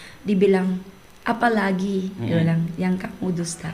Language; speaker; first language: Indonesian; non-native, learner; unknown